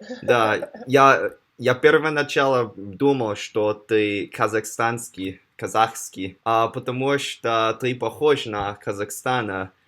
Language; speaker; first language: Russian; non-native, learner; Chinese